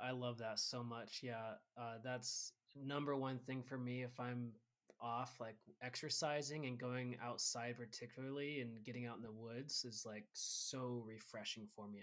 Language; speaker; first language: English; native; English